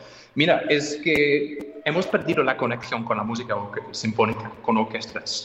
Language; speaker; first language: Spanish; non-native, fluent; English